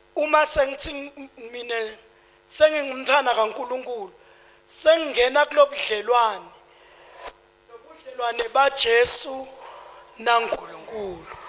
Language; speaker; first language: Zulu; native; Zulu